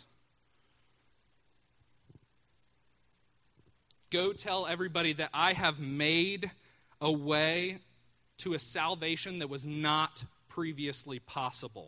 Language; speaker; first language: English; native; English